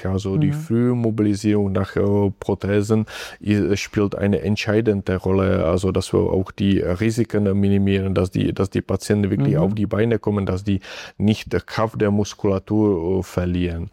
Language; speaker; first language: German; non-native, fluent; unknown